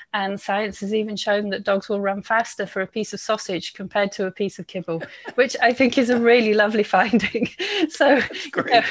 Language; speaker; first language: English; native; English